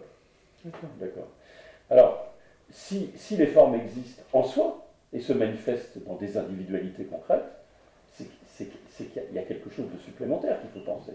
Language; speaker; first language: French; native; French